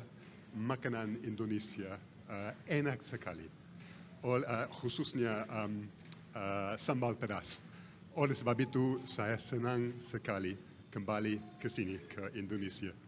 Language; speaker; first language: Indonesian; non-native, fluent; English